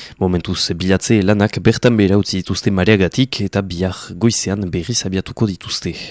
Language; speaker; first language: Basque; native; Basque